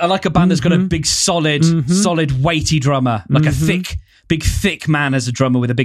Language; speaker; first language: English; native; English